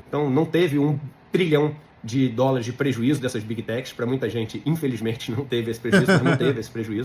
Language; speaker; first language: Portuguese; native; Portuguese